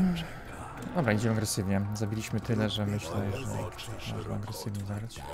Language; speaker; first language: Polish; native; Polish